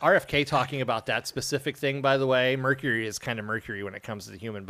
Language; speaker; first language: English; native; English